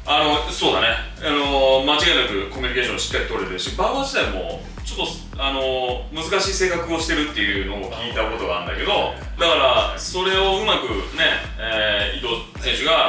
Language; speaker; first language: Japanese; native; Japanese